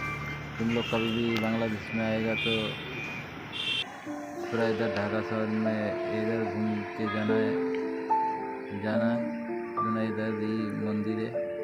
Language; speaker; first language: Hindi; non-native, local second language; Bangla